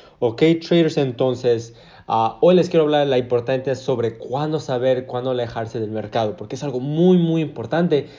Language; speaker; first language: Spanish; early bilingual, heritage; Spanish